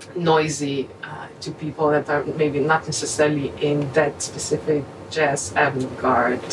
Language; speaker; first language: English; non-native, fluent; Slovenian